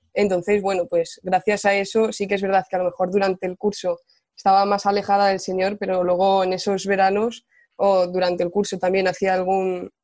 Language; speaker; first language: Spanish; native; Spanish